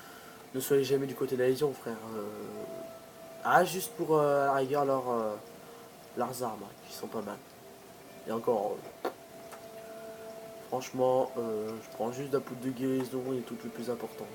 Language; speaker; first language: French; native; French